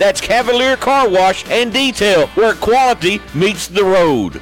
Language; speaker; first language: English; native; English